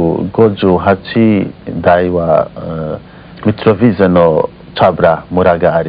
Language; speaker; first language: Japanese; non-native, learner; Kurdish